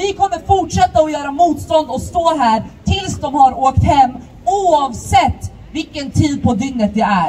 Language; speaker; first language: Swedish; early bilingual, other home language; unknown